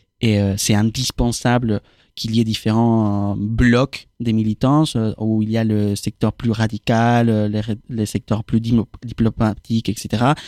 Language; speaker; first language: French; non-native, fluent; Spanish